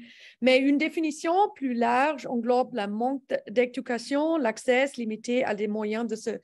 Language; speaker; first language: French; non-native, learner; English